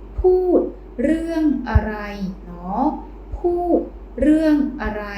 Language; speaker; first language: Thai; non-native, fluent; Burmese